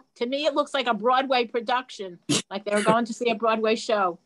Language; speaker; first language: English; native; English